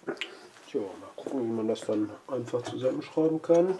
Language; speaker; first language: German; native; German